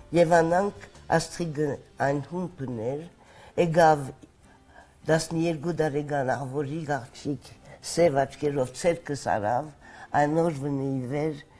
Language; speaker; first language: Armenian; early bilingual, heritage; Armenian